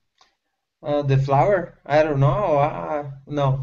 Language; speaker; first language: English; non-native, learner; Spanish